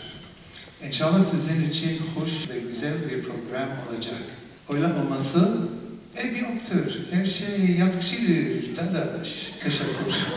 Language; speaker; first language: Turkish; non-native, learner; English